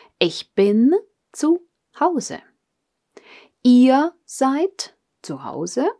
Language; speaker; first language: German; non-native, fluent; Russian